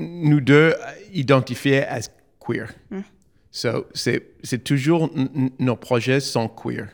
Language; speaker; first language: French; non-native, learner; English